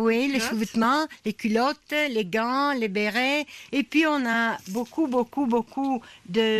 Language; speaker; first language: French; non-native, fluent; Italian